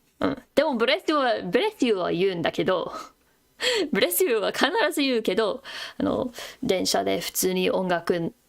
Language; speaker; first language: Japanese; non-native, fluent; English